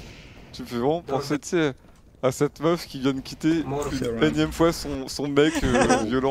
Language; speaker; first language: French; native; French